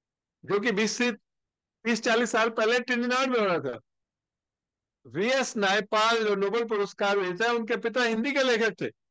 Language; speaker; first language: Hindi; native; Hindi